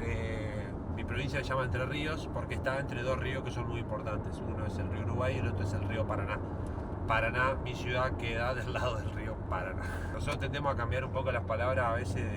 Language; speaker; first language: Spanish; native; Spanish